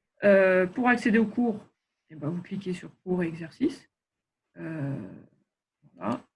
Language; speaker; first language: French; native; French